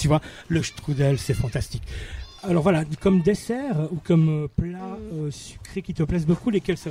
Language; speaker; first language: French; native; French